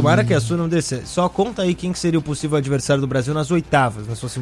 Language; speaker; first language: Portuguese; native; Portuguese